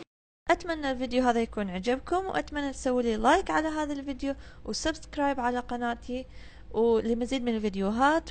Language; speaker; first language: Arabic; native; Arabic